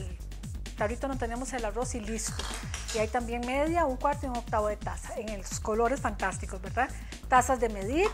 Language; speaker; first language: Spanish; native; Spanish